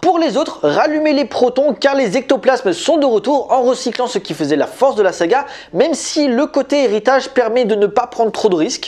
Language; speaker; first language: French; native; French